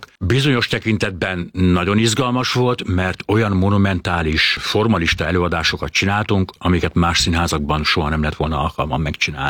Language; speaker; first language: Hungarian; native; Hungarian